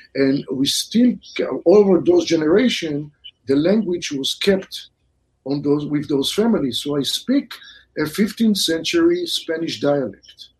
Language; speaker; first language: English; non-native, fluent; Hebrew